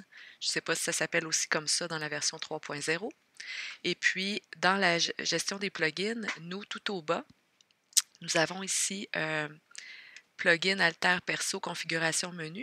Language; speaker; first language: French; native; French